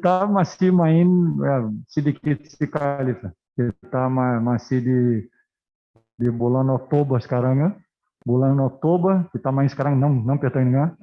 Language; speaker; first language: Indonesian; non-native, fluent; Portuguese